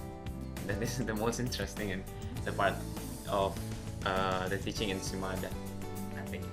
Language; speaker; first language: English; non-native, local second language; Indonesian